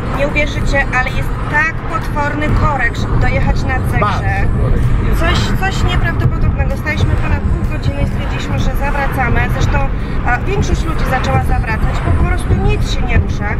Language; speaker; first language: Polish; native; Polish